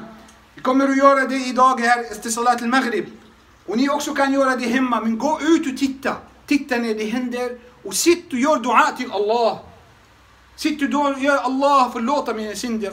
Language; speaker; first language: Swedish; non-native, fluent; Arabic